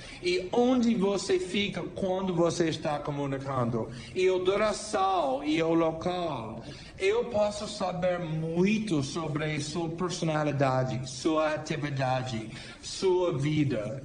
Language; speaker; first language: Portuguese; non-native, fluent; English